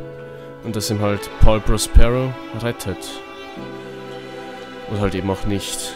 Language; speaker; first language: German; native; German